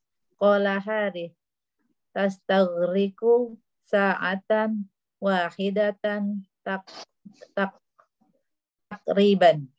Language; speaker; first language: Arabic; non-native, learner; Indonesian